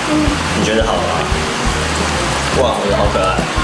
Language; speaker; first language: Chinese; native; Chinese